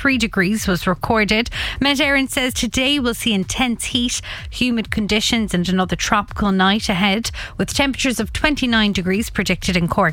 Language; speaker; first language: English; native; English